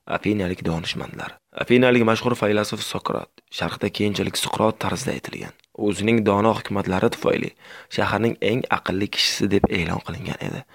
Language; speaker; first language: Uzbek; native; Uzbek